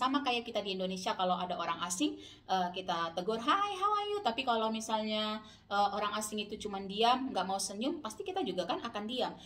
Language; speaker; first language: Indonesian; native; Indonesian